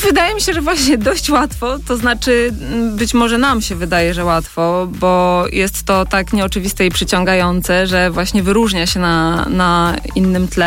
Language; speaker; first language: Polish; native; Polish